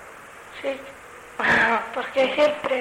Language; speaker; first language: Spanish; non-native, learner; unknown